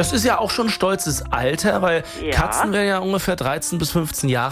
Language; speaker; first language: German; native; German